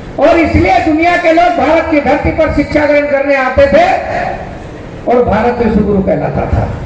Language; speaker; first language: Hindi; native; Hindi